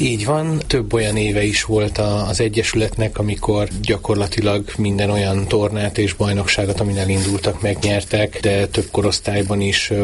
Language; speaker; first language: Hungarian; native; Hungarian